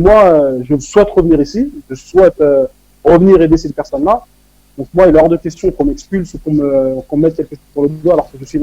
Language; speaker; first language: French; native; French